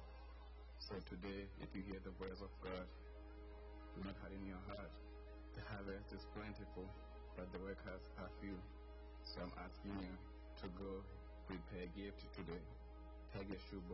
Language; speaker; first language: English; non-native, local second language; Southern Sotho